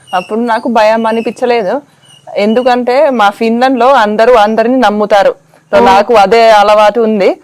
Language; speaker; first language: Telugu; non-native, fluent; Finnish